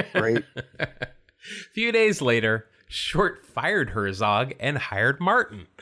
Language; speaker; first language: English; native; English